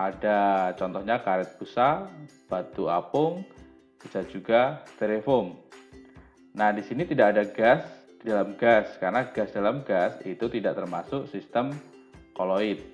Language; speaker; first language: Indonesian; native; Indonesian